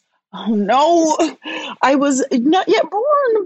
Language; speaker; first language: English; native; English